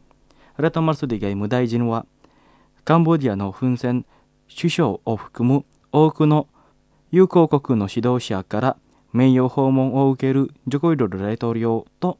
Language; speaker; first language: Japanese; non-native, fluent; Indonesian